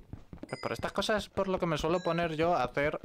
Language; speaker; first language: Spanish; native; Spanish